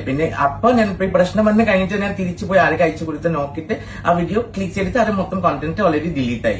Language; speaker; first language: Malayalam; non-native, fluent; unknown